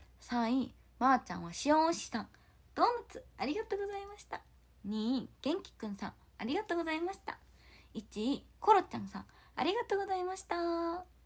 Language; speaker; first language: Japanese; non-native, fluent; Korean